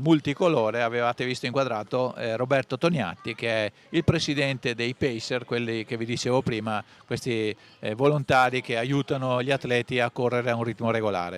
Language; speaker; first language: Italian; native; Italian